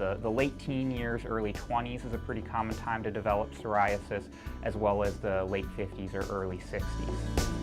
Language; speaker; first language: English; native; English